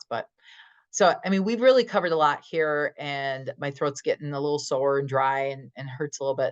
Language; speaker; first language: English; native; English